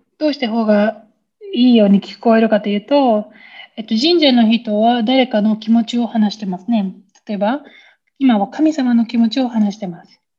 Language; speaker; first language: Japanese; native; Japanese